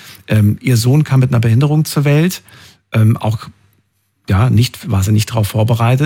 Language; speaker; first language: German; native; German